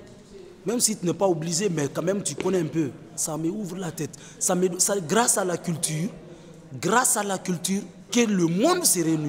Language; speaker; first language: French; non-native, fluent; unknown